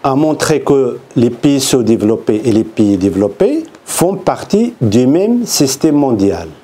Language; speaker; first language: French; non-native, local second language; Arabic